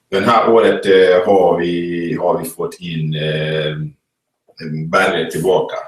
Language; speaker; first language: Swedish; non-native, fluent; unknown